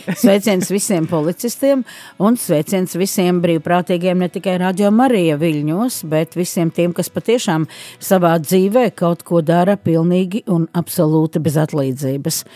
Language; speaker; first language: Latvian; native; Latvian